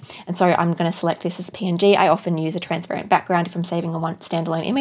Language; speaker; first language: English; native; English